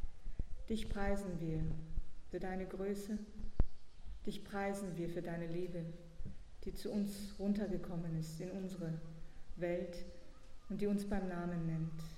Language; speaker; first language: German; native; German